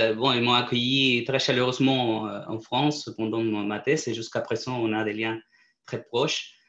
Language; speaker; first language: French; non-native, fluent; Spanish